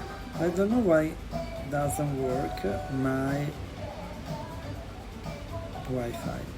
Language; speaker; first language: English; non-native, learner; Italian